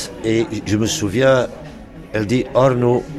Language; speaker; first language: French; non-native, local second language; Dutch